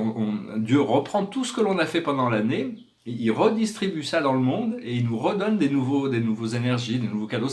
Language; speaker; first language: French; native; French